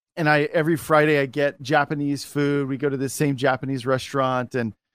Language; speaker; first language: English; native; English